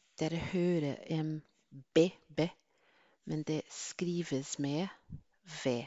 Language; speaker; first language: Norwegian; non-native, fluent; Spanish